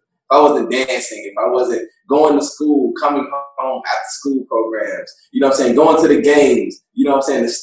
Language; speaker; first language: English; native; English